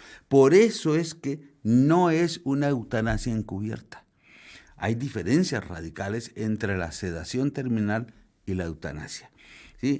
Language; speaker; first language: Spanish; native; Spanish